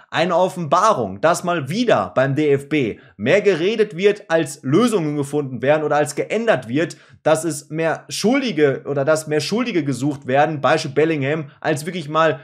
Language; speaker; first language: German; native; German